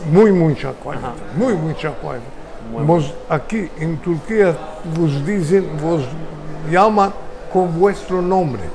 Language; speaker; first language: Spanish; early bilingual, heritage; Ladino